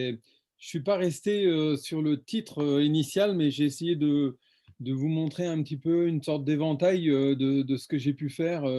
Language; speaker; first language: French; native; French